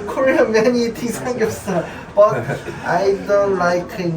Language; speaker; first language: English; non-native, learner; Korean